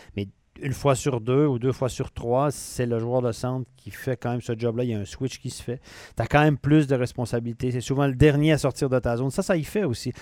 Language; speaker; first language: French; native; French